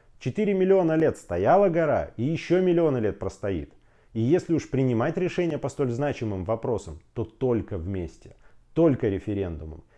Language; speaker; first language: Russian; native; Russian